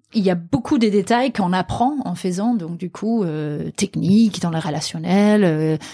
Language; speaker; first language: French; non-native, fluent; Danish